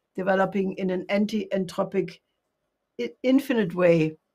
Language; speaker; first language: English; non-native, fluent; German